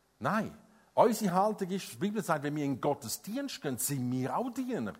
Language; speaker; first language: German; non-native, fluent; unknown